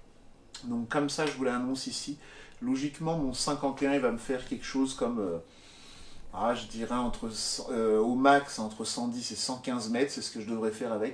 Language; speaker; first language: French; native; French